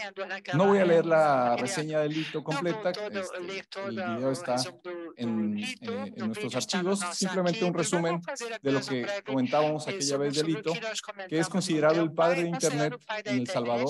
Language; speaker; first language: Spanish; native; Spanish